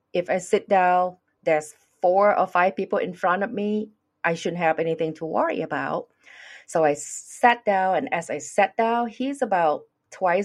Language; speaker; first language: English; non-native, fluent; Thai